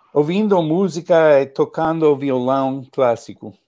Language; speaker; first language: Portuguese; non-native, learner; English